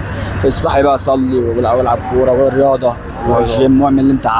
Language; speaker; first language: Arabic; native; Arabic